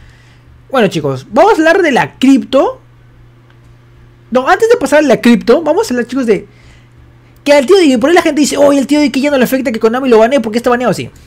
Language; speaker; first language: Spanish; native; Spanish